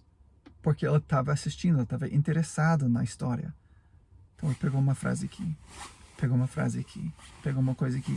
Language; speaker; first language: Portuguese; non-native, fluent; English